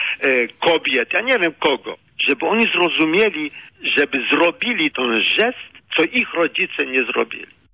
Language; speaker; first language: Polish; early bilingual, heritage; Polish